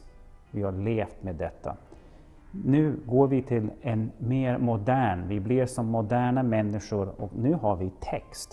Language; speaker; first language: Swedish; non-native, fluent; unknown